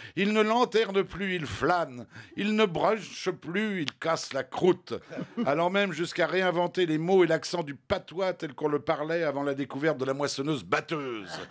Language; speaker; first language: French; native; French